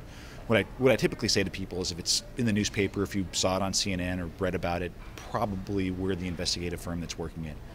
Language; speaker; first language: English; native; English